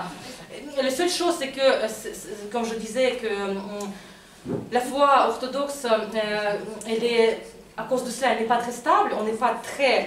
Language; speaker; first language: French; non-native, fluent; Russian